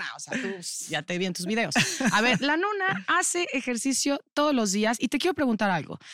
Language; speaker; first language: Spanish; native; Spanish